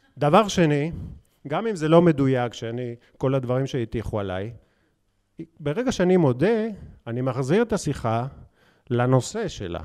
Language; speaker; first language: Hebrew; native; Hebrew